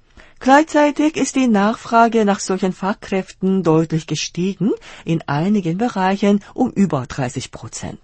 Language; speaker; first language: German; non-native, fluent; Korean